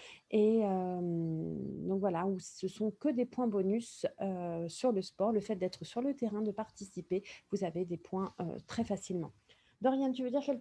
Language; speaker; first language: French; native; French